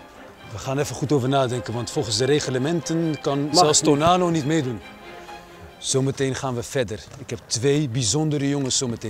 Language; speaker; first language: Dutch; native; Dutch